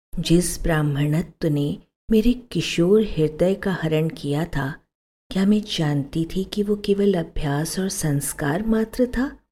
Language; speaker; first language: Hindi; native; Hindi